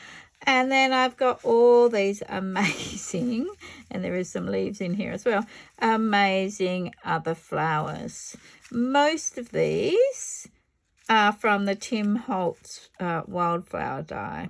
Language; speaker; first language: English; native; English